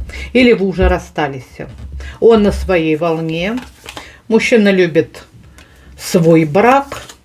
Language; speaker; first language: Russian; native; Russian